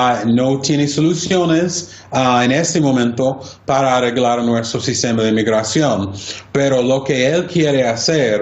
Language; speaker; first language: Spanish; non-native, fluent; English